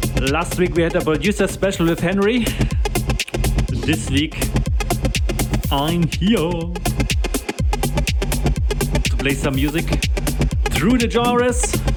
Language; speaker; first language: English; non-native, fluent; German